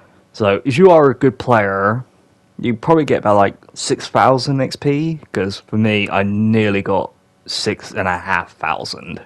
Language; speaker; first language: English; native; English